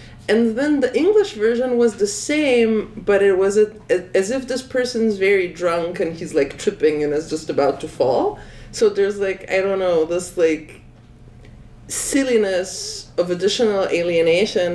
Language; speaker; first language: English; non-native, fluent; Slovenian